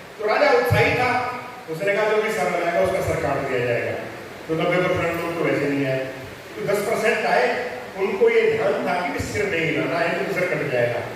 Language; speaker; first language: Hindi; non-native, local second language; Punjabi